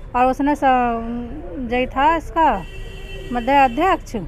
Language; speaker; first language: Hindi; native; Hindi